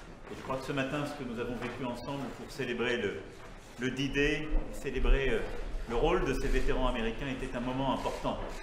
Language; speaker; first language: French; native; French